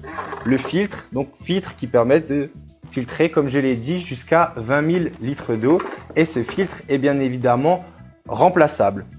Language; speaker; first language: French; native; French